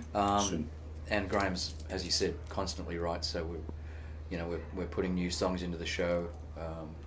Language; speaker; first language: English; native; English